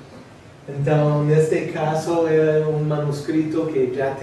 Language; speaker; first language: Portuguese; non-native, fluent; English